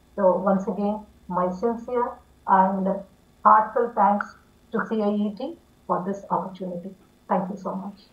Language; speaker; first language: English; non-native, local second language; Tamil